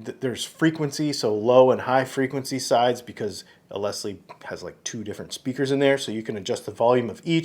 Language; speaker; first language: English; native; English